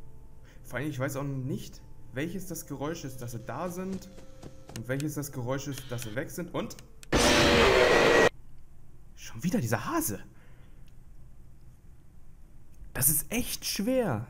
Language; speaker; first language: German; native; German